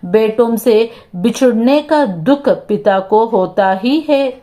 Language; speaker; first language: Hindi; non-native, local second language; Telugu